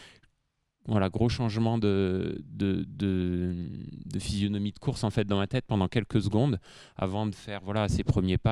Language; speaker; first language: French; native; French